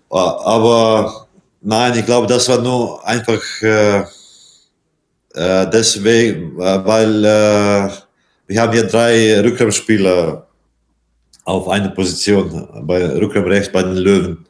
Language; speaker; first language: German; non-native, fluent; Latvian